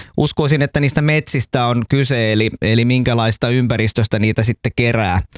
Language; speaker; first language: Finnish; native; Finnish